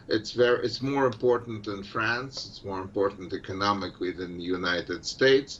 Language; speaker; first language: English; non-native, fluent; Russian